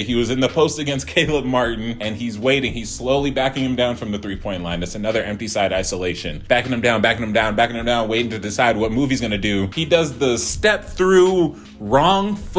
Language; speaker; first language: English; native; English